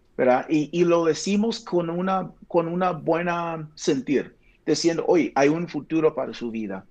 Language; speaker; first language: Spanish; non-native, fluent; English